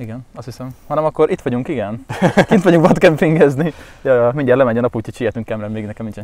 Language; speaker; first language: Hungarian; native; Hungarian